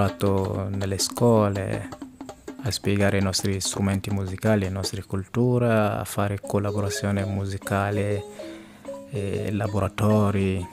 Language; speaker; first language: Italian; non-native, fluent; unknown